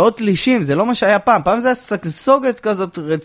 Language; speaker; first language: Hebrew; native; Hebrew